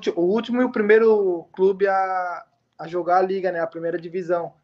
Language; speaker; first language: Portuguese; native; Portuguese